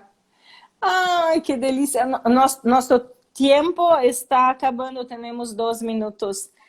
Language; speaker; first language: Spanish; non-native, learner; Portuguese